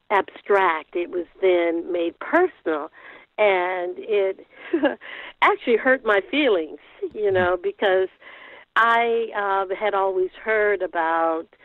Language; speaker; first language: English; native; English